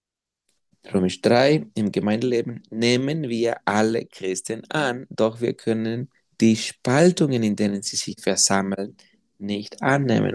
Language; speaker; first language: German; non-native, fluent; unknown